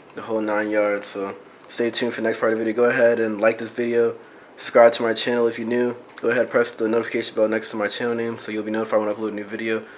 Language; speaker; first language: English; native; English